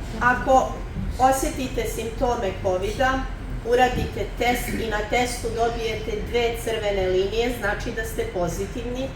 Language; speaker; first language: Bosnian; native; Bosnian